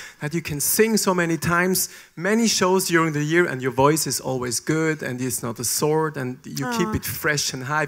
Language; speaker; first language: English; non-native, fluent; German